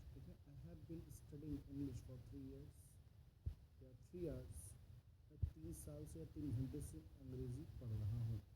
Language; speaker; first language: Hindi; native; Hindi